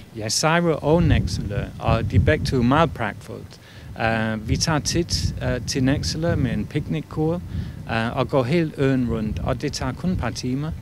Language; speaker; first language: Danish; non-native, fluent; English